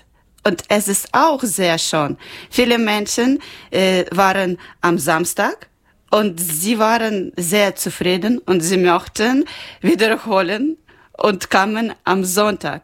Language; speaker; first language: German; non-native, local second language; Ukrainian